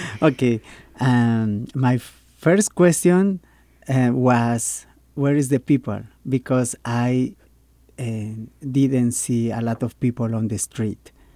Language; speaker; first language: English; non-native, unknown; Spanish